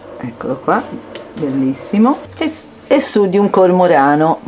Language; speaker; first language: Italian; native; Italian